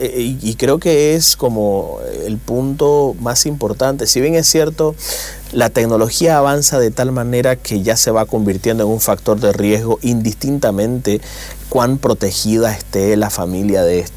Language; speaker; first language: Spanish; native; Spanish